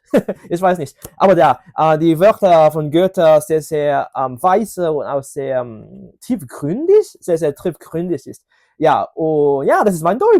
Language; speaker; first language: German; non-native, learner; Cantonese